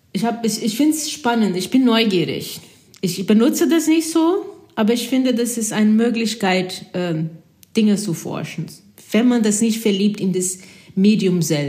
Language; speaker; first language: German; non-native, fluent; Portuguese